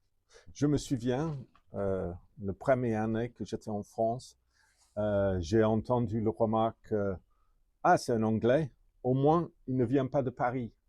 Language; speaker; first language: French; non-native, fluent; English